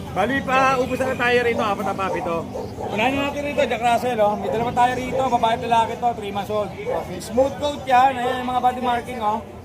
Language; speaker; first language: Filipino; non-native, local second language; Pangasinan